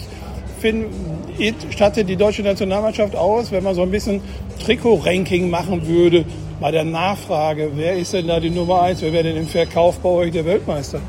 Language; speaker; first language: German; native; German